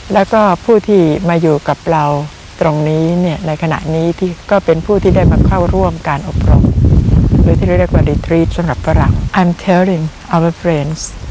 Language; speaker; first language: Thai; native; Thai